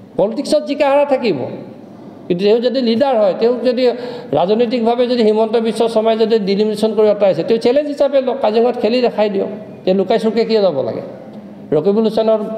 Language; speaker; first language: Assamese; non-native, local second language; Mising